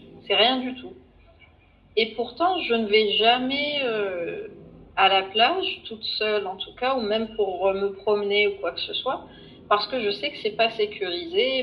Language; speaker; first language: French; non-native, fluent; Arabic